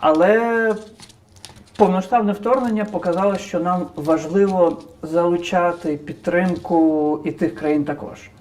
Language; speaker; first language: Ukrainian; non-native, fluent; Crimean Tatar